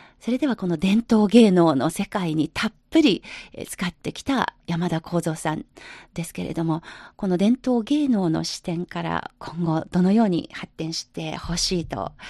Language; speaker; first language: Japanese; non-native, fluent; Chinese